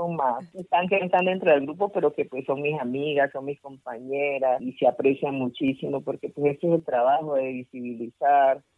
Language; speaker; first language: Spanish; native; Spanish